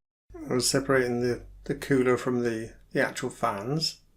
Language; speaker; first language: English; native; English